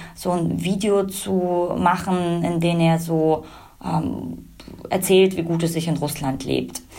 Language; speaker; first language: German; early bilingual, other home language; Russian